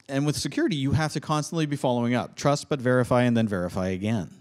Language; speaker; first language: English; native; English